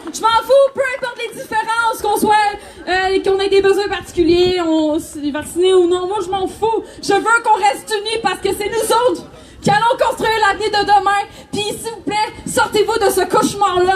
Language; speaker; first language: French; native; French